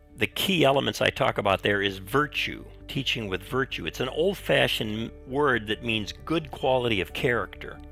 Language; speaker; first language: English; native; English